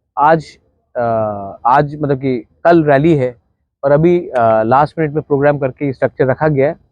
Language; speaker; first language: Hindi; non-native, local second language; Kok Borok